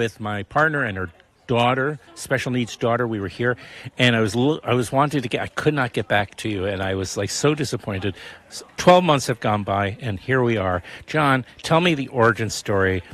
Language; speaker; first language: English; native; English